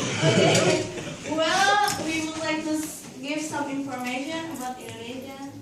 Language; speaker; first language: English; non-native, learner; Indonesian